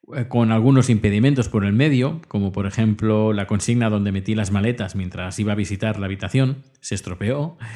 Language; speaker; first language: Spanish; native; Spanish